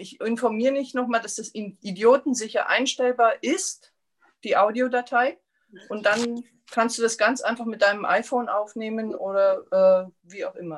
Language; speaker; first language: German; native; German